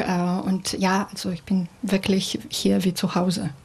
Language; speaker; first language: German; non-native, fluent; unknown